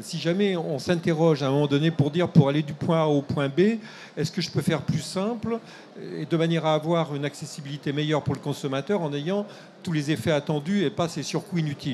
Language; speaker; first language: French; native; French